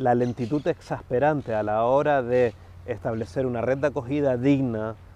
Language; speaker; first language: Spanish; native; Spanish